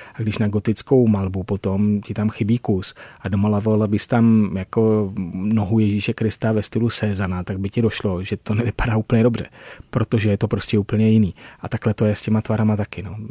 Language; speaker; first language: Czech; native; Czech